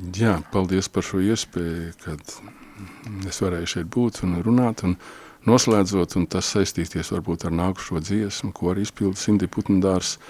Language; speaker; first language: Latvian; native; Latvian